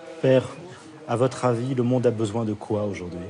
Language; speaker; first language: French; native; French